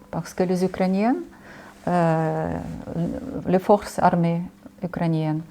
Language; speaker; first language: French; non-native, fluent; Ukrainian